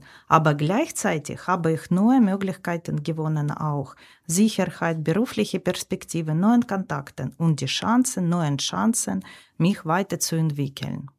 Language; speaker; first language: German; non-native, learner; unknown